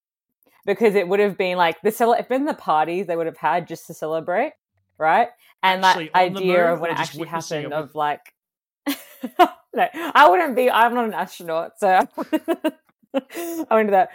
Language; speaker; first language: English; native; English